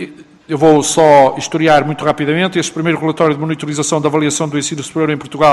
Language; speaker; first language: Portuguese; native; Portuguese